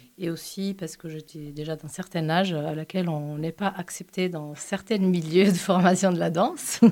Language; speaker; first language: French; non-native, fluent; Portuguese